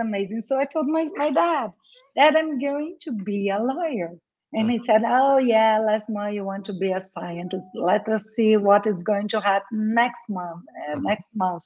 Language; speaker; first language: English; non-native, fluent; Portuguese